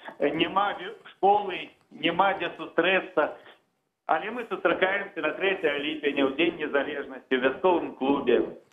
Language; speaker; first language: Belarusian; native; Belarusian